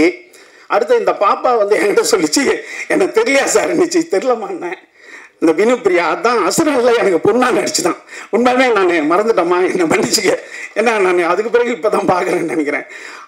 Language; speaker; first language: Tamil; native; Tamil